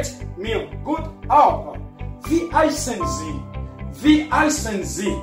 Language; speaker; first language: German; non-native, learner; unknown